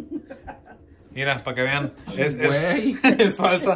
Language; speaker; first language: Spanish; early bilingual, heritage; Spanish